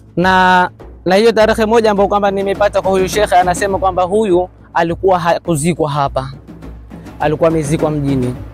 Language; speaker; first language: Swahili; native; Swahili